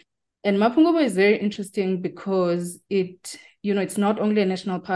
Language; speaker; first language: English; non-native, local second language; Tsonga